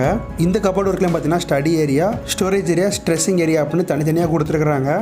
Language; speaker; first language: Tamil; native; Tamil